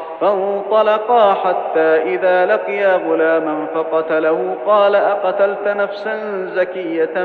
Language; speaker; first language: Arabic; native; Arabic